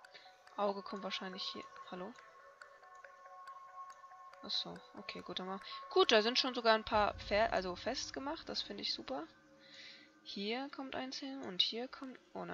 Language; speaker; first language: German; native; German